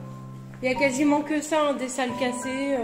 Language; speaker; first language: French; native; French